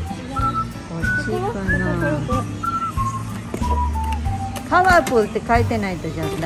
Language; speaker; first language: Japanese; non-native, fluent; Filipino